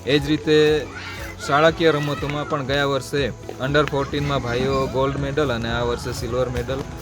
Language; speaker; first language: Gujarati; native; Gujarati